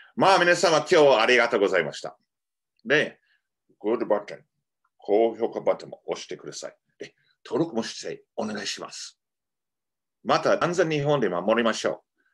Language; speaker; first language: Japanese; non-native, fluent; English